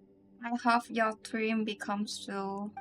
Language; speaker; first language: English; non-native, learner; Vietnamese